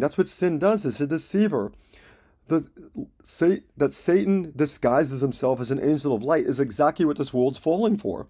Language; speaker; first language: English; native; English